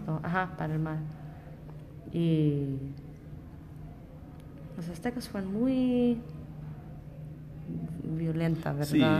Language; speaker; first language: Spanish; non-native, learner; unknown